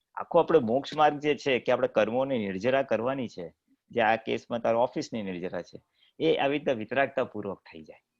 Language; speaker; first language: Gujarati; native; Gujarati